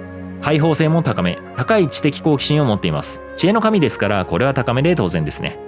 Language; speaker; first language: Japanese; native; Japanese